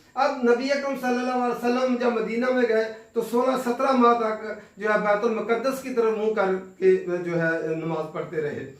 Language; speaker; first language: Urdu; native; Urdu